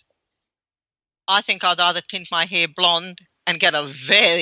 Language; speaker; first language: English; early bilingual, other home language; Hungarian